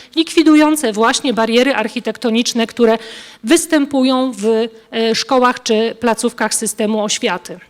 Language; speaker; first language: Polish; native; Polish